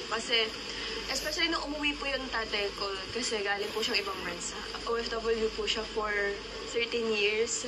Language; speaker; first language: Filipino; native; Filipino